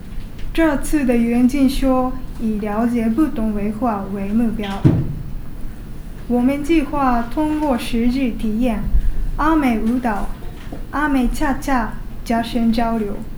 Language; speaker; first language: Chinese; non-native, learner; Japanese